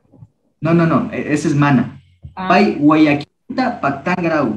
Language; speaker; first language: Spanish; non-native, local second language; Quechua